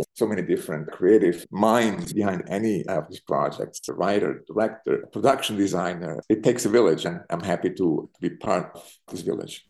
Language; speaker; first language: English; non-native, fluent; Italian